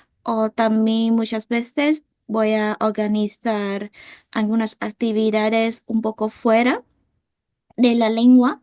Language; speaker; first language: Spanish; non-native, fluent; Vietnamese